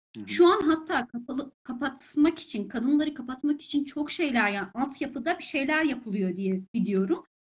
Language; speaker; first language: Turkish; non-native, fluent; Persian